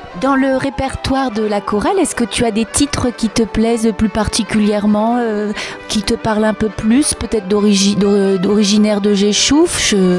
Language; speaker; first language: French; native; French